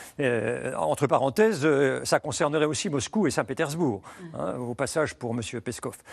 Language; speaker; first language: French; native; French